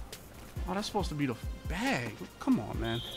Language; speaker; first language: English; native; English